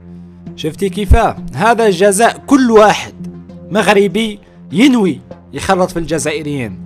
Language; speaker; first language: Arabic; native; Arabic